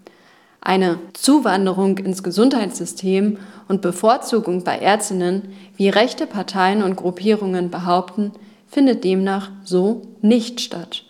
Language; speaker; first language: German; native; German